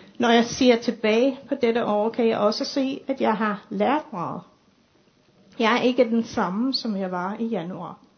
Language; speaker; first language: Danish; non-native, fluent; English